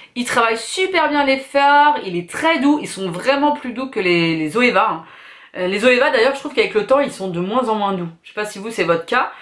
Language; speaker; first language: French; native; French